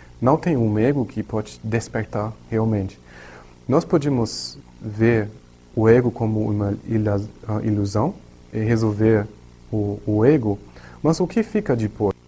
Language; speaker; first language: Portuguese; non-native, learner; German